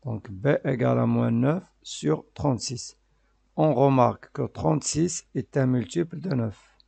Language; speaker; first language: French; non-native, local second language; Arabic